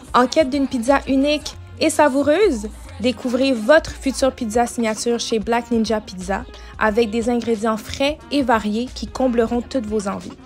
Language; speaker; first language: French; native; French